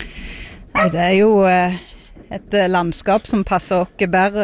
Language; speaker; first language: Norwegian; native; Norwegian